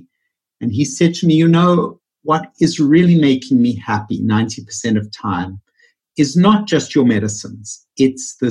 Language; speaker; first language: English; native; English